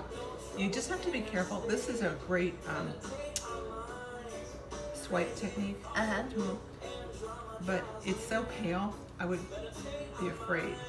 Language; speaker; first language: English; native; English